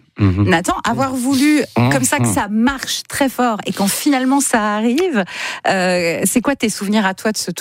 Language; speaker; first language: French; native; French